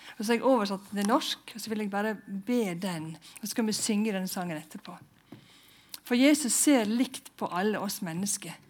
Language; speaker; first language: Norwegian; native; Norwegian